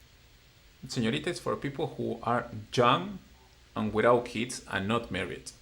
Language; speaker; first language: English; non-native, fluent; Spanish